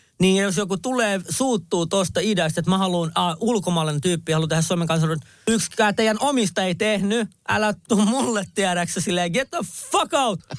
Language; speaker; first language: Finnish; early bilingual, other home language; Kurdish